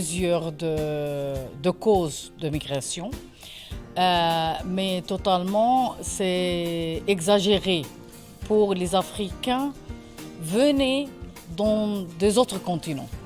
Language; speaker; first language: French; non-native, learner; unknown